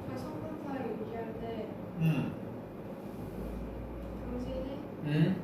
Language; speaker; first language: Korean; native; Korean